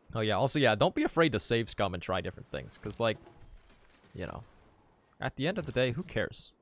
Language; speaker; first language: English; native; English